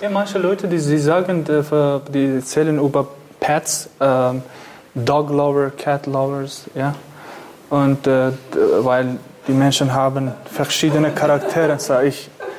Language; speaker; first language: German; non-native, fluent; Kurdish